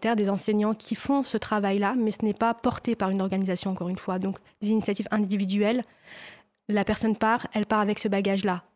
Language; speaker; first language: French; non-native, local second language; Arabic